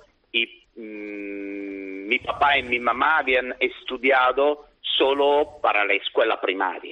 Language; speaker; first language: Spanish; non-native, fluent; Italian